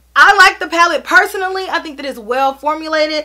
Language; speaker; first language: English; native; English